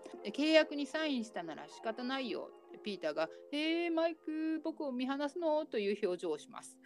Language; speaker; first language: Japanese; native; Japanese